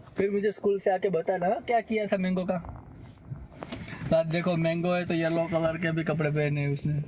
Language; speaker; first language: Hindi; non-native, local second language; Gujarati